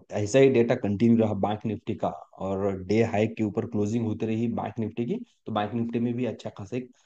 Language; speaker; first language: Hindi; non-native, local second language; Marathi